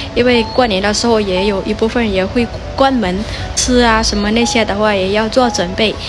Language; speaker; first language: Chinese; non-native, fluent; Lao